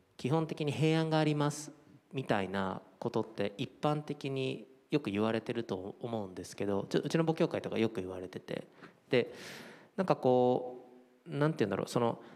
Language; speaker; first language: Japanese; native; Japanese